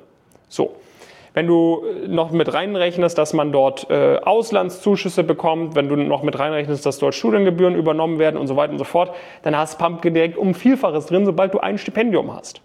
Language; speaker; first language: German; native; German